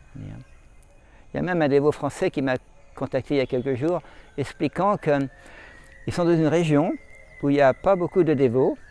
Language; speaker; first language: French; native; French